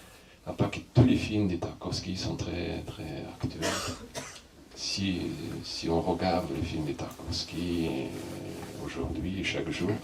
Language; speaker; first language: French; non-native, fluent; Russian